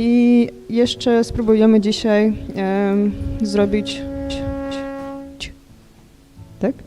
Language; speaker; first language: Polish; non-native, fluent; Ukrainian